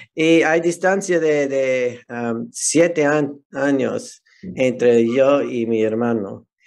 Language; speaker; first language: Spanish; non-native, fluent; English